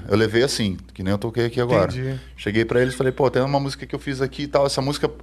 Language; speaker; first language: Portuguese; native; Portuguese